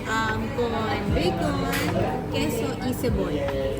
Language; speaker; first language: Spanish; non-native, learner; Filipino